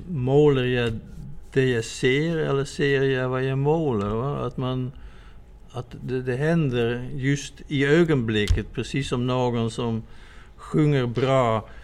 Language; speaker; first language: Swedish; non-native, fluent; Dutch